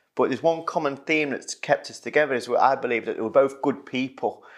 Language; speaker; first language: English; native; English